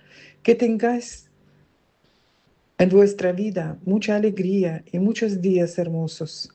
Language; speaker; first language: Spanish; non-native, fluent; Russian